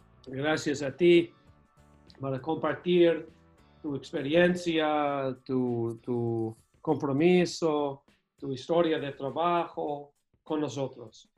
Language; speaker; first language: Spanish; non-native, fluent; English